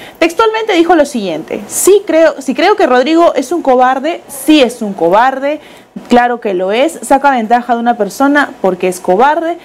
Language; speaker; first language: Spanish; native; Spanish